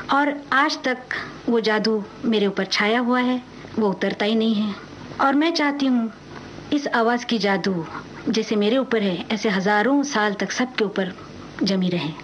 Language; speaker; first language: Hindi; non-native, local second language; Marathi